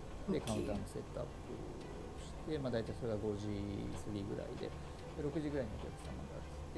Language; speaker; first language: Japanese; native; Japanese